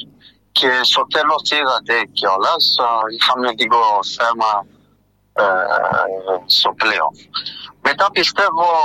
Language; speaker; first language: Greek; non-native, fluent; French